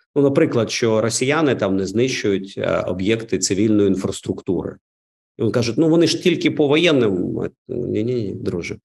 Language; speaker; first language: Ukrainian; non-native, local second language; Russian